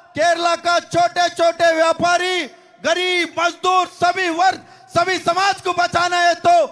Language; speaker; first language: Hindi; non-native, local second language; Kannada